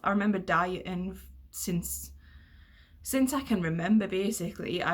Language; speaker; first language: English; native; English